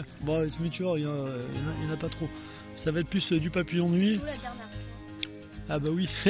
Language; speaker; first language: French; native; French